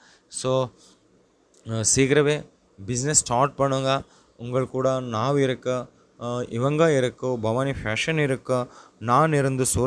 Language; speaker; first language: Tamil; non-native, local second language; Kannada